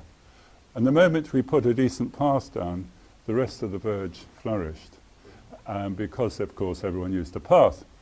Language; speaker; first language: English; native; English